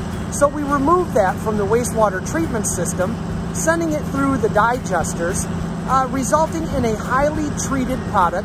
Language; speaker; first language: English; native; English